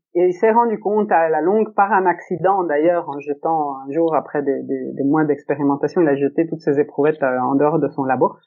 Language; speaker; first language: French; early bilingual, other home language; Italian